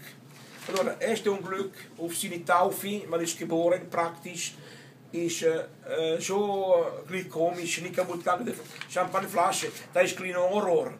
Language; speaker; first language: German; non-native, learner; Italian